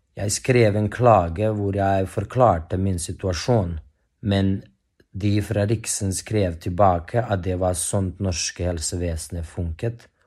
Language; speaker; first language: Norwegian; non-native, fluent; Bosnian